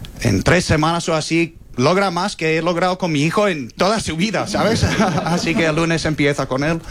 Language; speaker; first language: Spanish; non-native, fluent; English